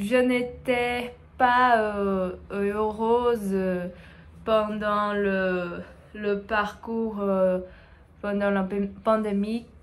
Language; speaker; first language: French; non-native, learner; Portuguese